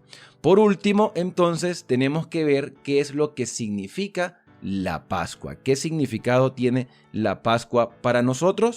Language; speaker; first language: Spanish; native; Spanish